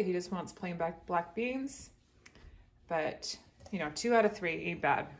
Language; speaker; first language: English; native; English